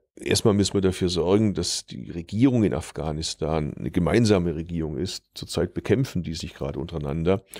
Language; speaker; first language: German; early bilingual, other home language; Turkish